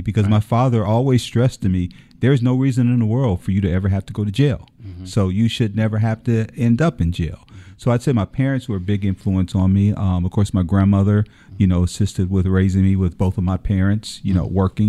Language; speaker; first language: English; native; English